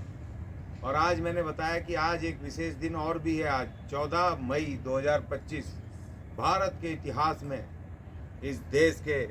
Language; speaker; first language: Hindi; native; Hindi